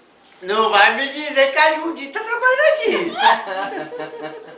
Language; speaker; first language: Portuguese; native; Portuguese